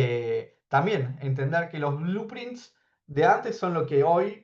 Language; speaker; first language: Spanish; native; Spanish